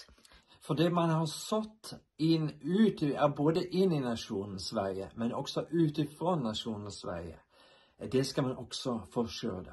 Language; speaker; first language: Swedish; non-native, fluent; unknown